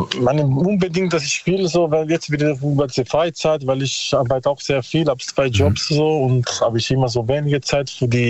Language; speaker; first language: German; non-native, learner; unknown